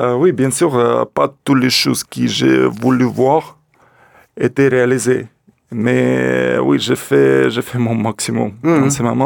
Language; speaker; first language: French; non-native, learner; Russian